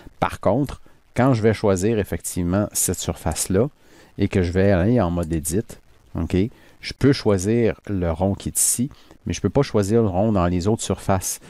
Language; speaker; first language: French; native; French